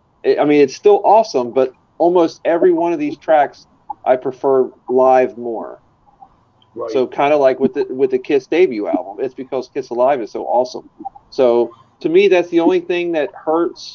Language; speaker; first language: English; native; English